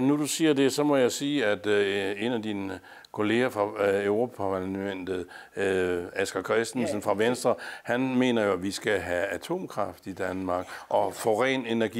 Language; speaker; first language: Danish; native; Danish